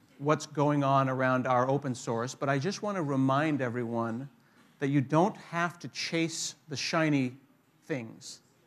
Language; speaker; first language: English; native; English